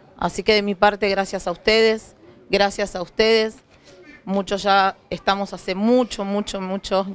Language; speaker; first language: Spanish; native; Spanish